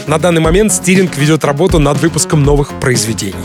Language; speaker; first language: Russian; native; Russian